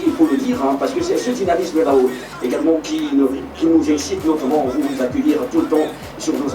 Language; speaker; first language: French; native; French